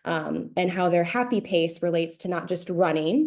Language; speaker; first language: English; native; English